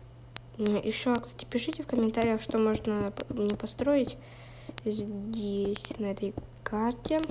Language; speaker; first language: Russian; native; Russian